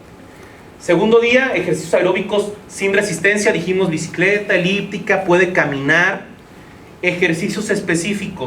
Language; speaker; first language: Spanish; native; Spanish